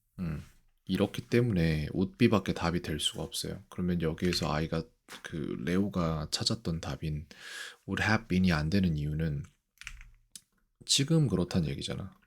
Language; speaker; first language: Korean; native; Korean